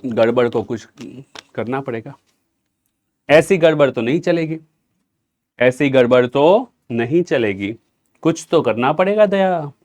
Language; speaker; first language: Hindi; non-native, local second language; Gujarati